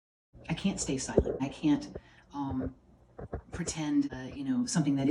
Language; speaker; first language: English; native; English